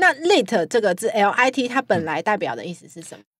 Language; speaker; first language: Chinese; native; Chinese